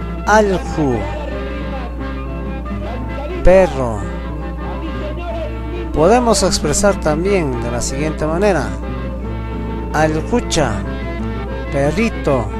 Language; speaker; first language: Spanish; non-native, local second language; Quechua